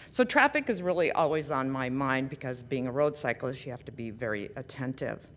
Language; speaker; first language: English; native; English